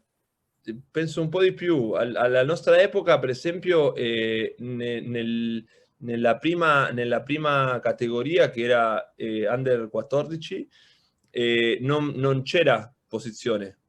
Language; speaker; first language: Italian; non-native, local second language; Spanish